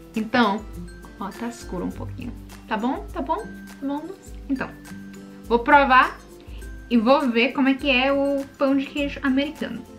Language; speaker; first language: Portuguese; early bilingual, heritage; Portuguese